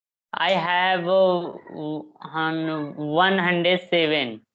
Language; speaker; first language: English; non-native, learner; Hindi